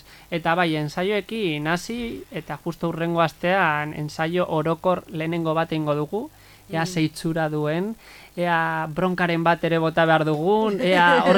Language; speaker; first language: Basque; native; Basque